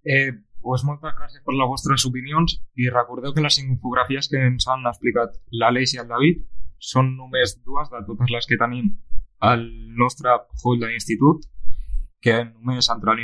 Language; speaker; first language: Catalan; native; Catalan